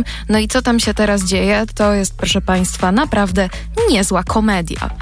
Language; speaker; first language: Polish; native; Polish